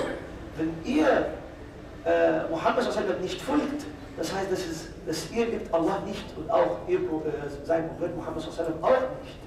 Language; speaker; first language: German; non-native, fluent; Arabic